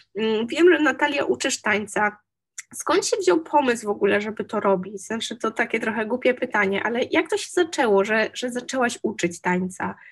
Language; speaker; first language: Polish; native; Polish